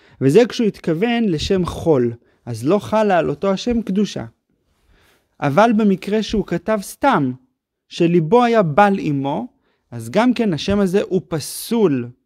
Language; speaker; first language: Hebrew; native; Hebrew